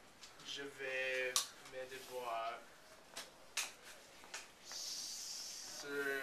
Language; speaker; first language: French; non-native, learner; English